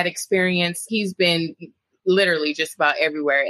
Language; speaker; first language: English; native; English